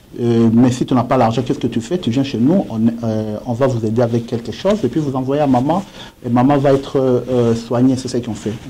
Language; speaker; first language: French; non-native, local second language; Swahili